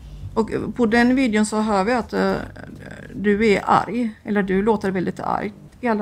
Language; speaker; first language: Swedish; native; Swedish